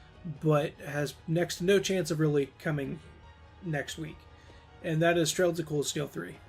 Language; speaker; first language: English; native; English